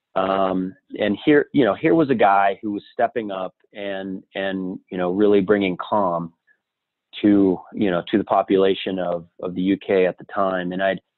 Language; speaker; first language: English; native; English